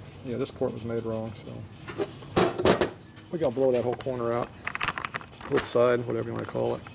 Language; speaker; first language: English; native; English